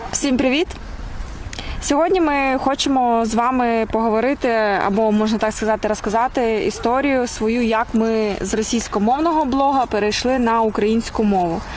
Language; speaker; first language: Ukrainian; non-native, local second language; Russian